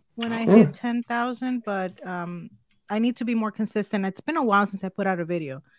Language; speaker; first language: English; non-native, fluent; Spanish